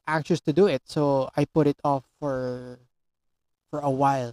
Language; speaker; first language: English; non-native, local second language; Filipino